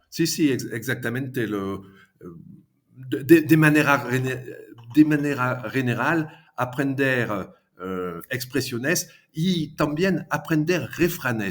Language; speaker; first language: Spanish; non-native, fluent; French